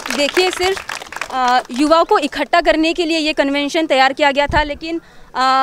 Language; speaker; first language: Hindi; non-native, local second language; Marathi